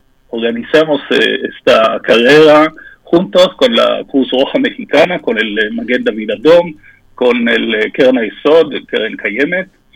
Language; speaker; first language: Spanish; non-native, fluent; French